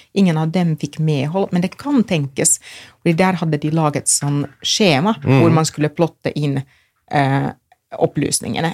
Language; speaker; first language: Norwegian; non-native, fluent; Finnish